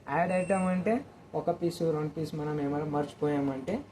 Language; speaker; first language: Telugu; non-native, local second language; Kannada